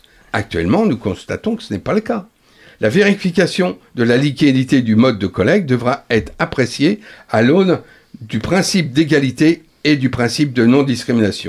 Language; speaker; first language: French; native; French